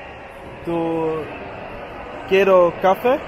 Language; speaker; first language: Spanish; non-native, learner; English